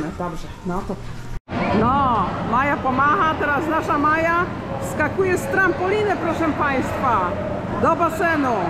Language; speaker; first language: Polish; native; Polish